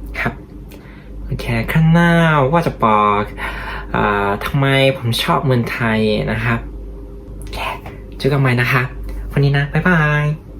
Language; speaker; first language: Thai; non-native, learner; Japanese